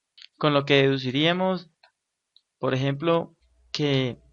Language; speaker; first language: Spanish; native; Spanish